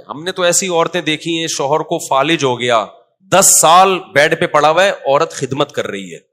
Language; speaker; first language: Urdu; native; Urdu